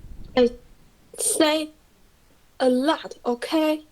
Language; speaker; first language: English; non-native, learner; Chinese